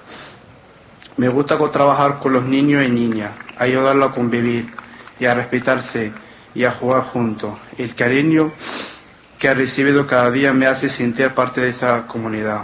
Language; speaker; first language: Spanish; non-native, fluent; Arabic